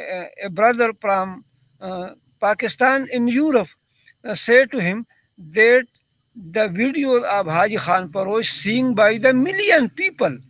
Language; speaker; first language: English; non-native, learner; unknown